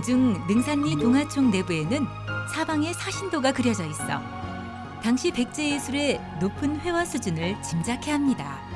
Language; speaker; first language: Korean; native; Korean